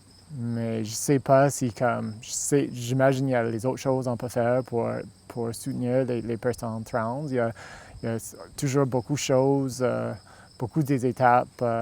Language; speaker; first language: French; non-native, local second language; English